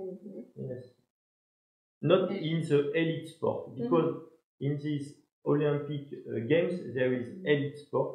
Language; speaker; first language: English; non-native, learner; French